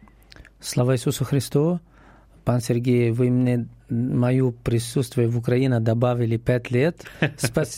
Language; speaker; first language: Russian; non-native, learner; Arabic